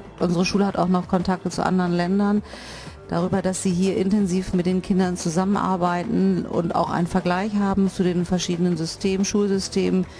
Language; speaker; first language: German; native; German